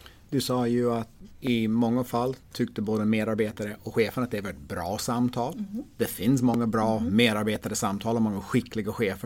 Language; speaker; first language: Swedish; non-native, fluent; English